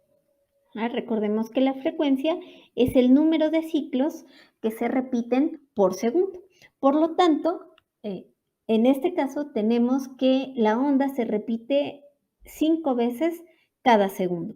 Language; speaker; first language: Spanish; native; Spanish